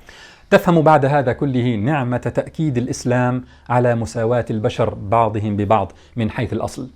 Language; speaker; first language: Arabic; native; Arabic